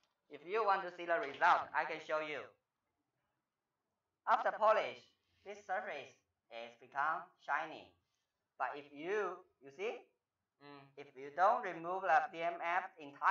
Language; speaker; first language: English; non-native, fluent; Chinese